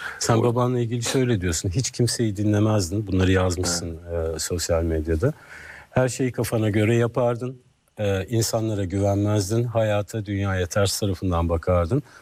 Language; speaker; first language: Turkish; native; Turkish